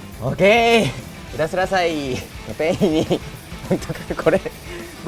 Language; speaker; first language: Indonesian; non-native, fluent; Japanese